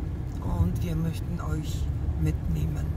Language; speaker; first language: German; non-native, fluent; Polish